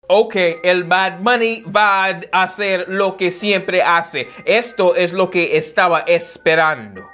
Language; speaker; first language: Spanish; non-native, fluent; English